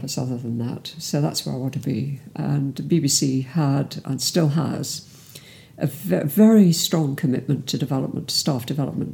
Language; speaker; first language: English; native; English